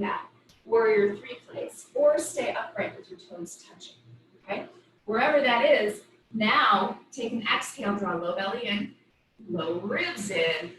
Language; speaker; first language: English; native; English